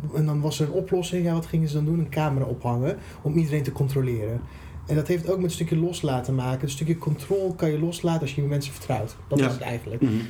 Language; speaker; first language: Dutch; non-native, fluent; Persian